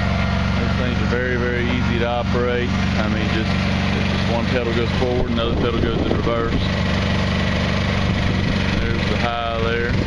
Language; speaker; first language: English; native; English